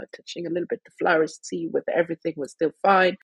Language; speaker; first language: English; non-native, fluent; Luxembourgish